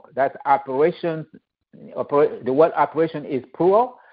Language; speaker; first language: English; non-native, fluent; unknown